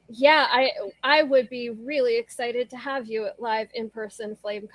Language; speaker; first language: English; native; English